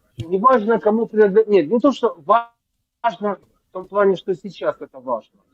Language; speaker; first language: Russian; native; Russian